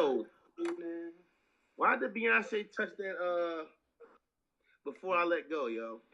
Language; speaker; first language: English; native; English